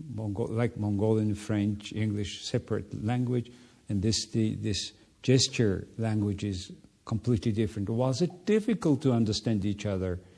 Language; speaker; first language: English; non-native, learner; Mongolian